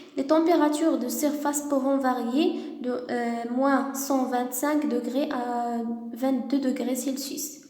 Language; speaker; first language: French; non-native, local second language; Arabic